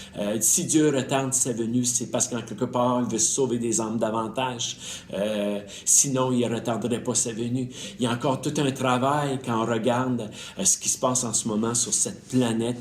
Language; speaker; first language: French; native; French